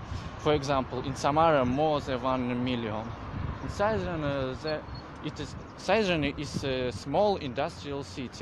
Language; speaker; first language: English; non-native, learner; Russian